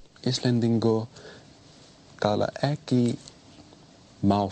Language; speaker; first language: Icelandic; non-native, learner; English